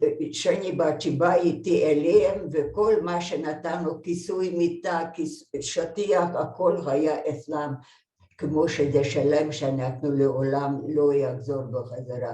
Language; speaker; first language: Hebrew; non-native, fluent; Hungarian